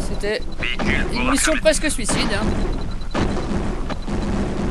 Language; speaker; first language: French; native; French